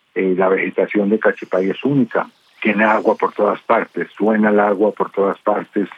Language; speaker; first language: Spanish; native; Spanish